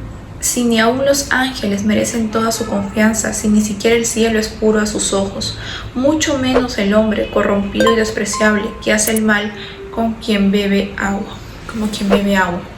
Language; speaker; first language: Spanish; native; Spanish